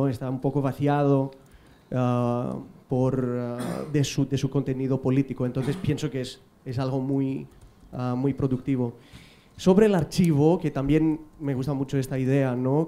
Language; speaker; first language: Spanish; non-native, fluent; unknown